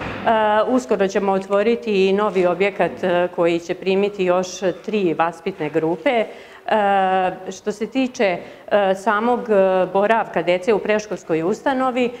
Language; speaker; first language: Serbian; native; Serbian